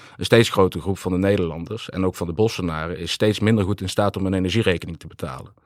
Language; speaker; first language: Dutch; native; Dutch